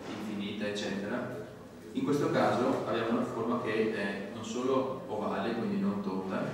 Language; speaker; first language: Italian; native; Italian